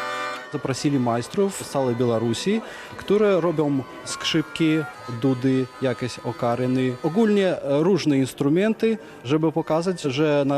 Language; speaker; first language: Polish; non-native, learner; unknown